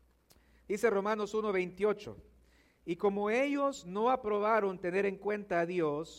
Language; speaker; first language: Spanish; native; Spanish